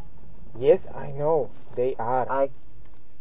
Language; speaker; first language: English; non-native, learner; Slovak